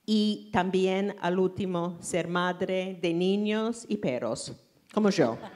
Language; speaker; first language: Spanish; non-native, fluent; English